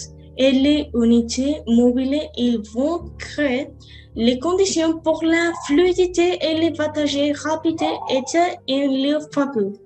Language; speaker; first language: French; non-native, learner; Spanish